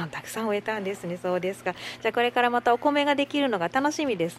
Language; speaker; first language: Japanese; native; Japanese